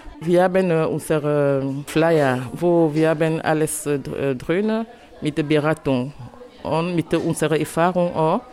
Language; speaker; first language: German; non-native, learner; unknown